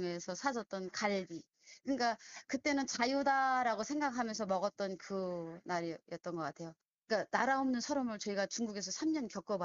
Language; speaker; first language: Korean; native; Korean